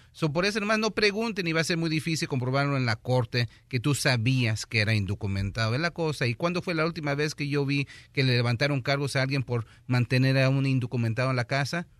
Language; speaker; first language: Spanish; early bilingual, heritage; Spanish